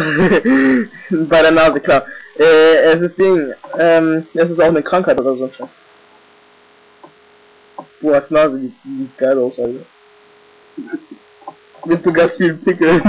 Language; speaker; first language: German; native; German